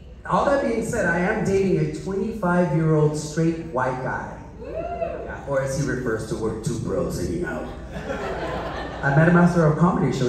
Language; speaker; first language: English; early bilingual, other home language; Spanish